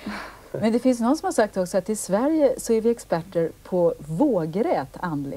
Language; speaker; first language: Swedish; native; Swedish